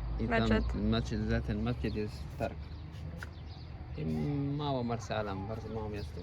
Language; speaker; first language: Polish; non-native, learner; Arabic